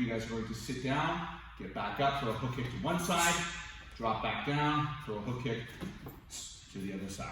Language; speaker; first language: English; native; English